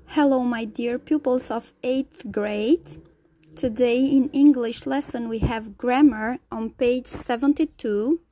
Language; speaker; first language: English; non-native, fluent; Albanian